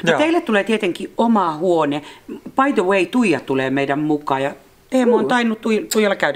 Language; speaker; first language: Finnish; native; Finnish